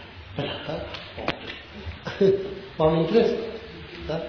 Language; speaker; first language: Russian; non-native, learner; Tibetan